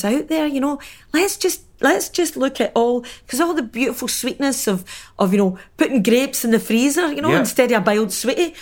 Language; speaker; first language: English; native; English